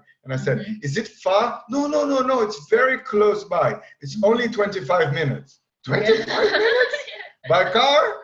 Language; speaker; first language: English; non-native, fluent; Portuguese